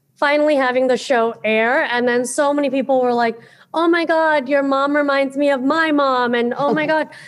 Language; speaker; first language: English; native; English